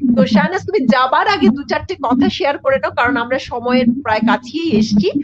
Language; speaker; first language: Bangla; native; Bangla